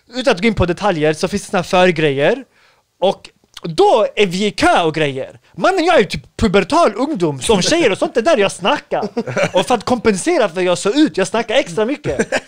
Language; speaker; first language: Swedish; early bilingual, other home language; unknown